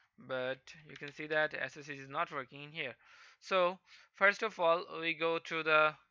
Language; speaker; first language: English; non-native, local second language; Hindi